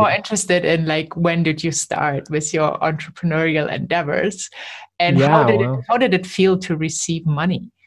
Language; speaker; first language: English; non-native, fluent; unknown